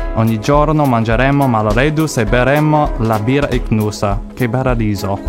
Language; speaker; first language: Italian; non-native, learner; English